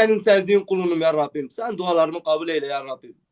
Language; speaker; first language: Turkish; native; Turkish